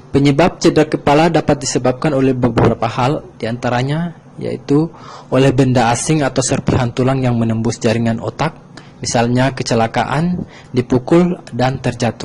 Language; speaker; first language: Indonesian; native; Indonesian